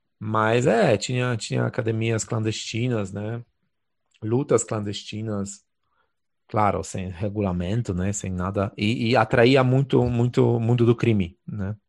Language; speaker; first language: Portuguese; non-native, fluent; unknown